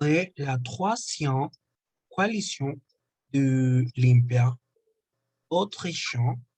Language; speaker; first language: French; non-native, learner; Spanish